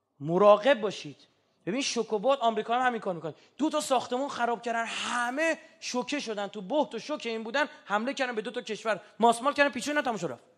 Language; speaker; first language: Persian; native; Persian